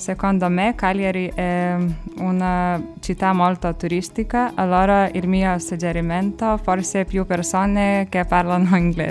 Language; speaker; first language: Italian; non-native, learner; Lithuanian